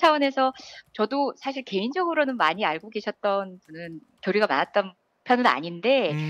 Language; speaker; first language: Korean; native; Korean